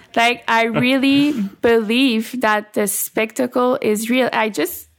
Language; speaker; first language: English; non-native, fluent; French